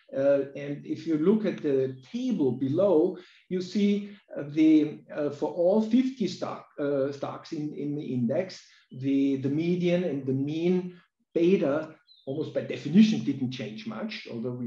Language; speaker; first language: English; non-native, fluent; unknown